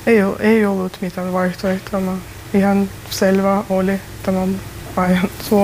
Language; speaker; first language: Finnish; non-native, learner; Ukrainian